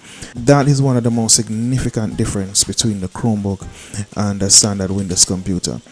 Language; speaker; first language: English; native; English